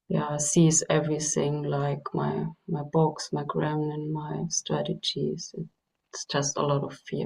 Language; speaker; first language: English; non-native, fluent; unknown